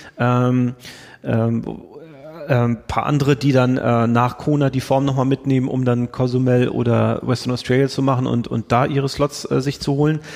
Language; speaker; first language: German; native; German